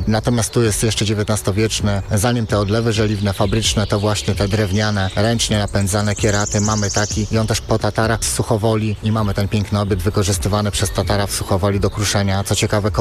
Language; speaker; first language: Polish; native; Polish